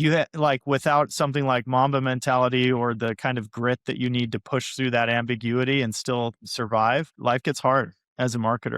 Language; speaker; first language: English; native; English